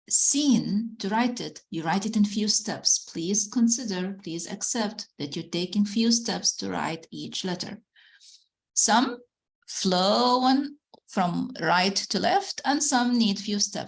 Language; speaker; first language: English; non-native, fluent; Arabic